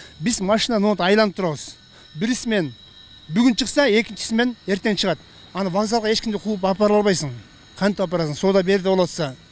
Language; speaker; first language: Kyrgyz; native; Kyrgyz